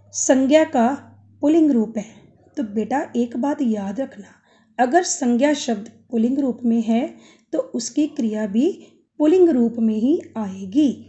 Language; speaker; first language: Hindi; native; Hindi